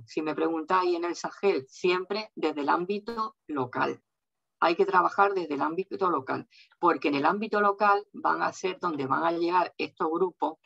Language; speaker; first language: Spanish; native; Spanish